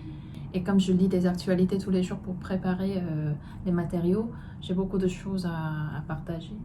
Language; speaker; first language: French; non-native, fluent; Korean